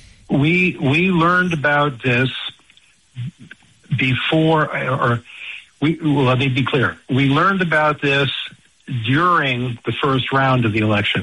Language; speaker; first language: English; native; English